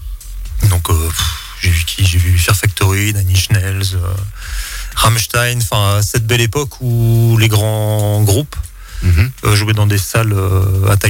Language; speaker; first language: French; native; French